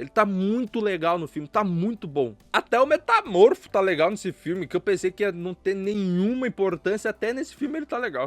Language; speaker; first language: Portuguese; native; Portuguese